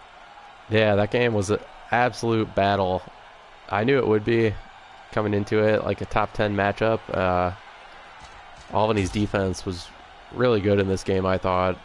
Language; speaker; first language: English; native; English